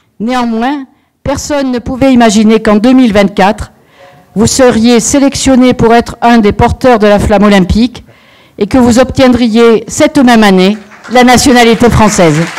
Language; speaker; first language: French; native; French